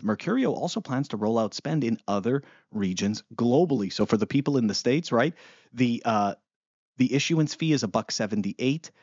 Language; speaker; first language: English; native; English